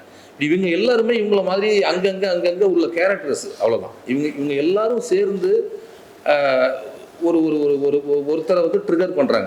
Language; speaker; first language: Tamil; native; Tamil